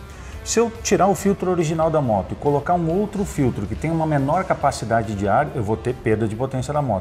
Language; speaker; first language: Portuguese; native; Portuguese